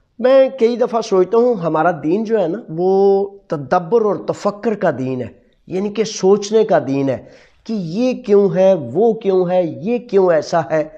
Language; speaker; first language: Urdu; non-native, local second language; Punjabi